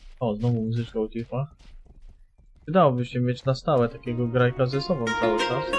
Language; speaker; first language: Polish; native; Polish